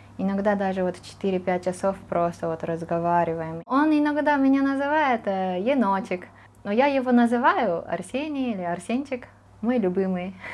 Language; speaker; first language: Russian; non-native, fluent; Japanese